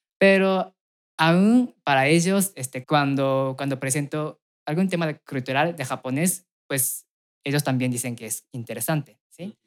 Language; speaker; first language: Spanish; non-native, fluent; Japanese